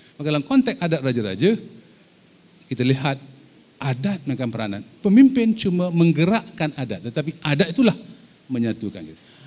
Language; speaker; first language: Malay; native; Malay